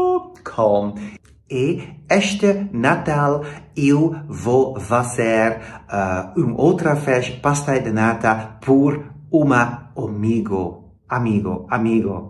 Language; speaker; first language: Portuguese; non-native, learner; Dutch